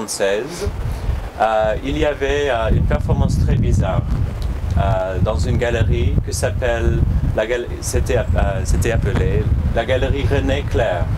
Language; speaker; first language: French; non-native, learner; English